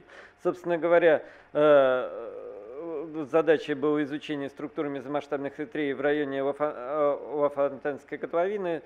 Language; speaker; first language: Russian; native; Russian